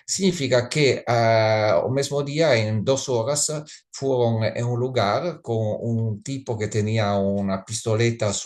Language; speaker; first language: Spanish; non-native, learner; Italian